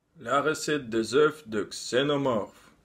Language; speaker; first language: French; non-native, learner; Russian